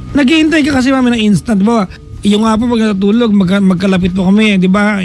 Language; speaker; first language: Filipino; native; Filipino